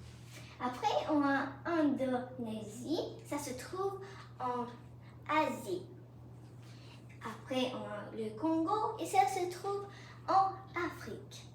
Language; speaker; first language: French; non-native, learner; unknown